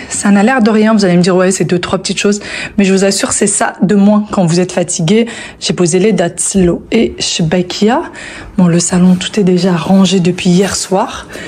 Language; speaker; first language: French; early bilingual, other home language; Arabic